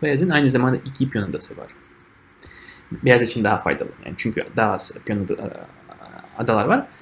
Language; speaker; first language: Turkish; non-native, fluent; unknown